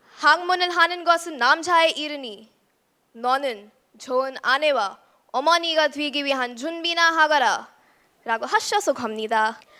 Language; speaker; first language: Korean; non-native, fluent; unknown